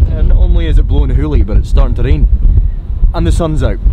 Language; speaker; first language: English; native; English